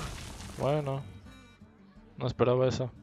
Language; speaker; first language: Spanish; native; Spanish